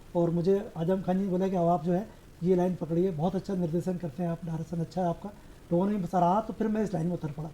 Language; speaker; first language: Hindi; native; Hindi